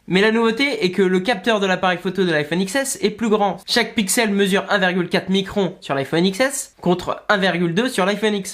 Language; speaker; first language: French; native; French